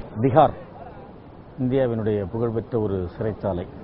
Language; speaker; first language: Tamil; native; Tamil